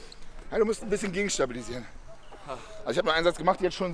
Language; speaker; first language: German; native; German